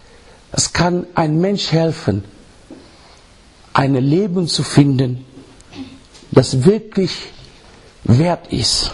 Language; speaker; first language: German; non-native, learner; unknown